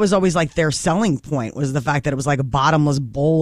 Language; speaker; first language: English; native; English